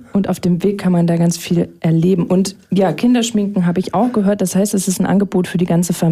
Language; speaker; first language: German; native; German